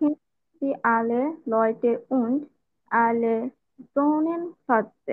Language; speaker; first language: German; non-native, learner; Bangla